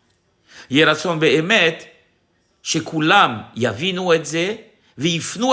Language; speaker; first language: Hebrew; non-native, fluent; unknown